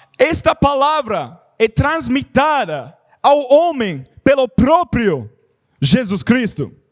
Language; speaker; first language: Portuguese; non-native, learner; English